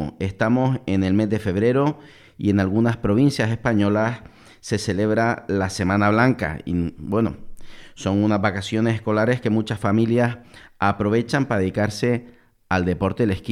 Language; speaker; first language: Spanish; native; Spanish